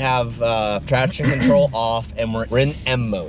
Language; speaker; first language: English; native; English